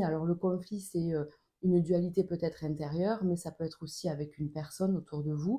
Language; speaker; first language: French; native; French